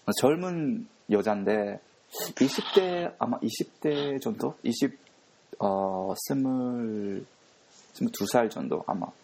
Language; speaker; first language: Korean; non-native, fluent; Japanese